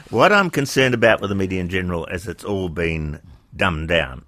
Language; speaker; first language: English; native; English